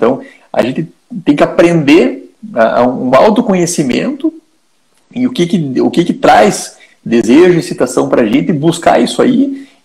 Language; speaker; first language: Portuguese; native; Portuguese